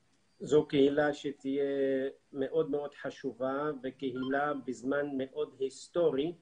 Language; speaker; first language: Hebrew; non-native, fluent; Arabic